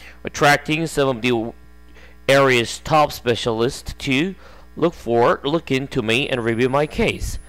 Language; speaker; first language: English; non-native, fluent; Korean